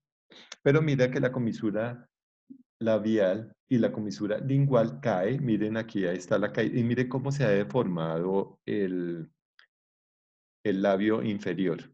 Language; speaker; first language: Spanish; native; Spanish